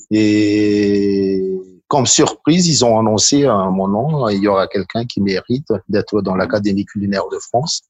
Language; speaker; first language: French; non-native, local second language; Malagasy